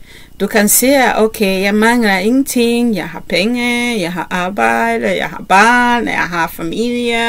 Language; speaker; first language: Danish; non-native, learner; Kinyarwanda